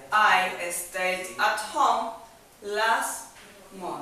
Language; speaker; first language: English; non-native, fluent; Spanish